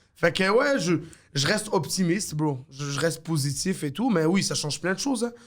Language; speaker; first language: French; early bilingual, other home language; Arabic